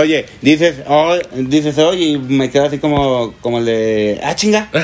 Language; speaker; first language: Spanish; native; Spanish